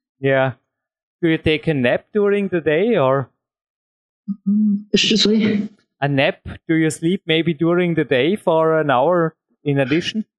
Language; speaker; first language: English; non-native, fluent; German